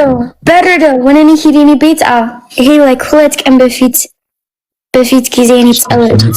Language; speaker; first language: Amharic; non-native, learner; English